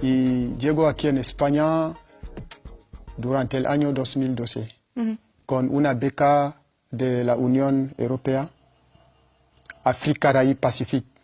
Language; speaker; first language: Spanish; non-native, fluent; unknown